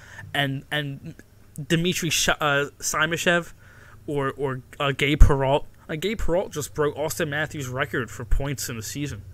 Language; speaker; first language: English; native; English